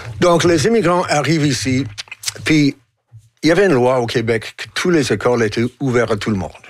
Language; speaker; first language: French; non-native, fluent; English